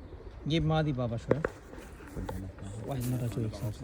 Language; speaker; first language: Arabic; non-native, learner; Bangla